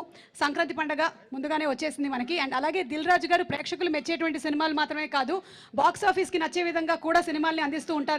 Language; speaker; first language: Telugu; native; Telugu